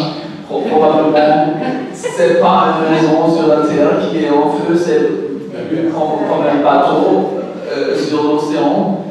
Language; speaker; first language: French; non-native, learner; German